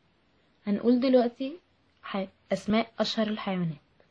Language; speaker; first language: Arabic; native; Arabic